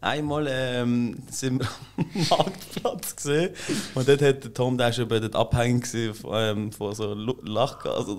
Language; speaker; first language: German; native; German